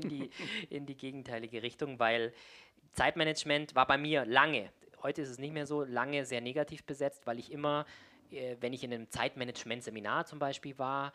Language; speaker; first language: German; native; German